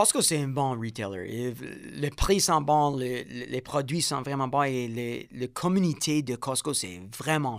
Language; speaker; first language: French; non-native, learner; English